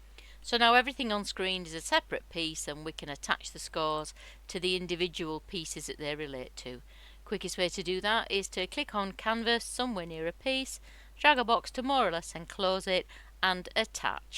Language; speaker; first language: English; native; English